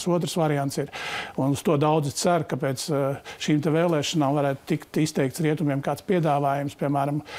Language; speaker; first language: Latvian; native; Latvian